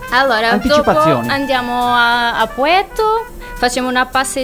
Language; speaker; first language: Italian; non-native, learner; Portuguese